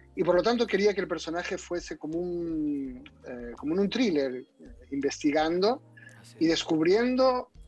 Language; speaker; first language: Spanish; native; Spanish